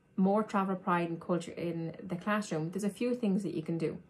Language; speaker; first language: English; native; English